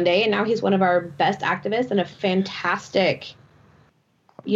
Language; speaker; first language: English; native; English